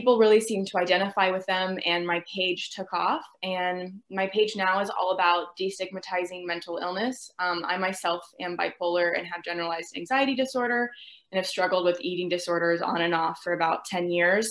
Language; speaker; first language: English; native; English